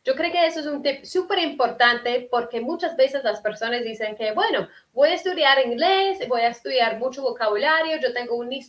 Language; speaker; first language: Spanish; early bilingual, heritage; Spanish